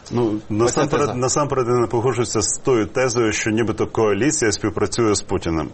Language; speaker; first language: Ukrainian; native; Ukrainian